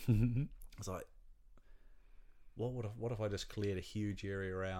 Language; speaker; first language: English; native; English